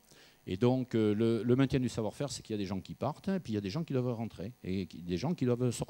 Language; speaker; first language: French; native; French